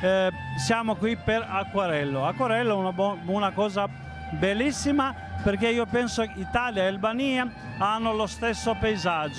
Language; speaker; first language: Italian; non-native, fluent; Albanian